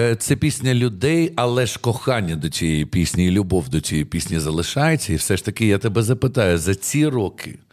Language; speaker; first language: Ukrainian; native; Ukrainian